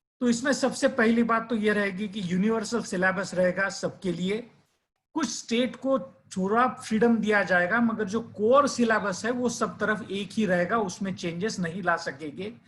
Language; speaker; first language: Hindi; non-native, local second language; Marathi